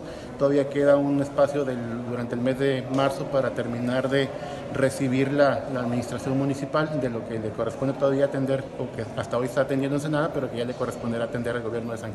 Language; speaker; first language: Spanish; native; Spanish